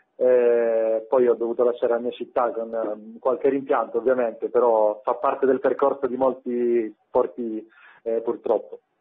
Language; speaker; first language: Italian; native; Italian